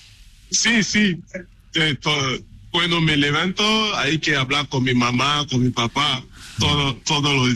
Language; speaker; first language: Spanish; non-native, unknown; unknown